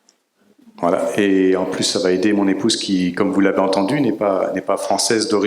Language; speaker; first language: French; native; French